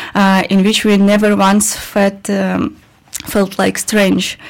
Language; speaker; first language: English; non-native, learner; Russian